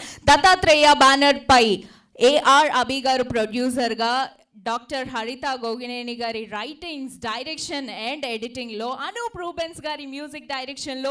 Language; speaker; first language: Telugu; native; Telugu